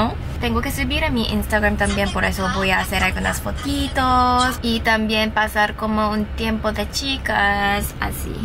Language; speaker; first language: Spanish; non-native, fluent; Korean